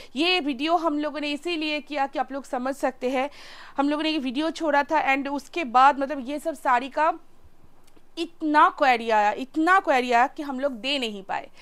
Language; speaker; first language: Hindi; non-native, local second language; Bangla